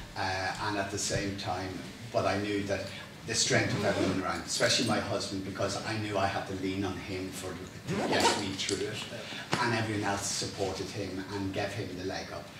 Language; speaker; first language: English; native; English